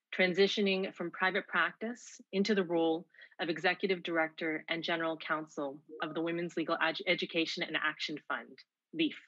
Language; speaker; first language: English; native; English